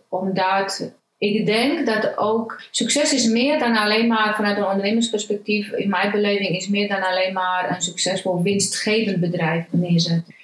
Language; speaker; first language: Dutch; non-native, fluent; Romanian